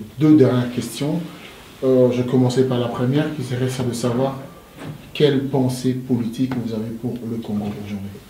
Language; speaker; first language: French; non-native, local second language; Lingala